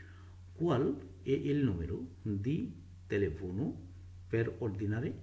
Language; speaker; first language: Italian; non-native, fluent; Bangla